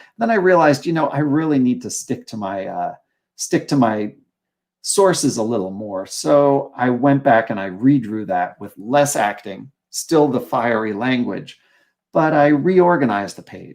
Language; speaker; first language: English; native; English